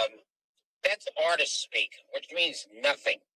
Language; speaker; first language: English; native; English